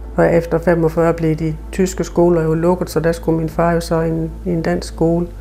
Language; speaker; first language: Danish; native; Danish